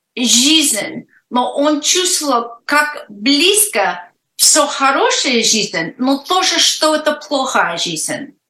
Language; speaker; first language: Russian; non-native, learner; English